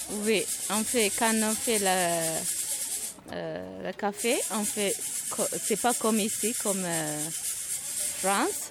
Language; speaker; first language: French; non-native, learner; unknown